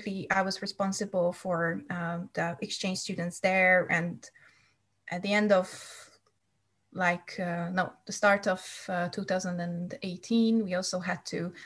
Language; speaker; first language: English; non-native, fluent; Hungarian